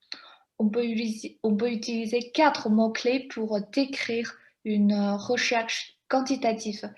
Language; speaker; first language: French; non-native, fluent; Chinese